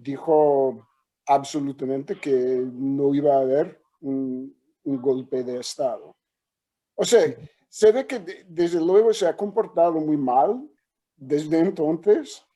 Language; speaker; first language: Spanish; non-native, fluent; English